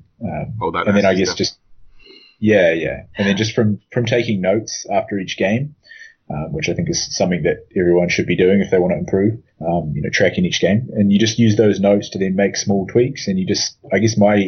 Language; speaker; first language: English; native; English